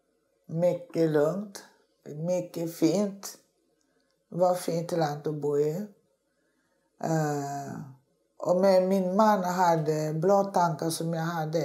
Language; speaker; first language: Swedish; non-native, learner; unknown